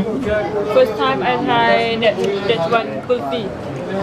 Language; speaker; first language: English; non-native, learner; Malay